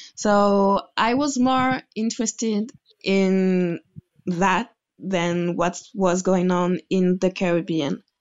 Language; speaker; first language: English; non-native, fluent; French